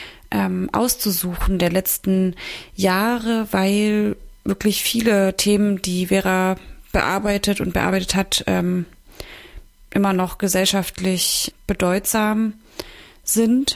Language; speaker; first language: German; native; German